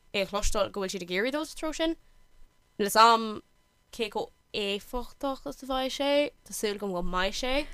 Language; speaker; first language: Irish; non-native, local second language; English